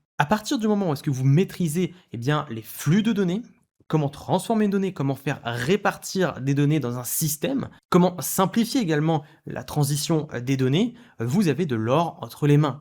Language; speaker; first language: French; native; French